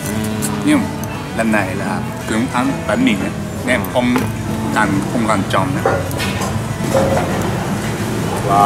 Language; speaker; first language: Vietnamese; non-native, learner; Japanese